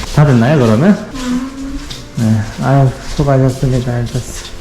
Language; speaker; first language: Korean; native; Korean